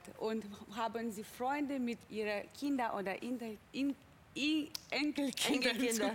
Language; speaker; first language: German; non-native, fluent; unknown